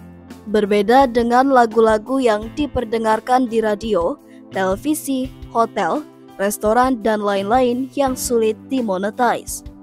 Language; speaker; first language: Indonesian; native; Indonesian